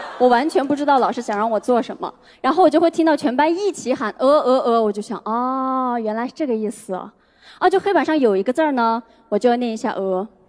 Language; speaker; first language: Chinese; non-native, local second language; Uyghur